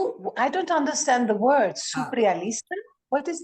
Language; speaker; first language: English; non-native, fluent; Greek